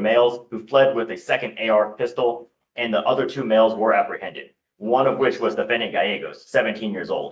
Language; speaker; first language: English; native; English